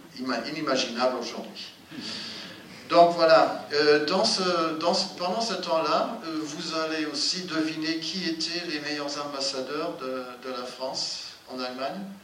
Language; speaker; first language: French; non-native, fluent; German